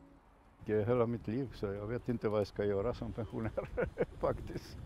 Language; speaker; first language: Swedish; non-native, fluent; Macedonian